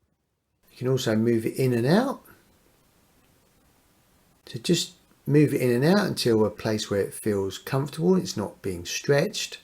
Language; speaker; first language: English; native; English